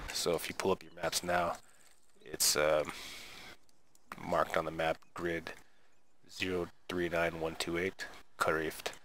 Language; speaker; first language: English; native; English